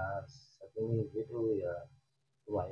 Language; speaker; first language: Indonesian; non-native, local second language; Javanese